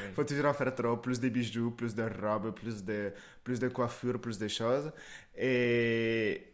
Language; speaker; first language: French; non-native, fluent; Spanish